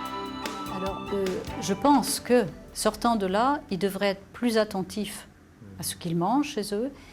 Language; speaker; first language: French; native; French